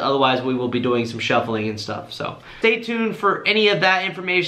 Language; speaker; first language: English; native; English